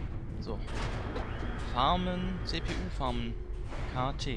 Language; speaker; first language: German; native; German